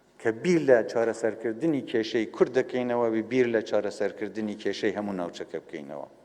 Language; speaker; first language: Central Kurdish; non-native, local second language; Kurdish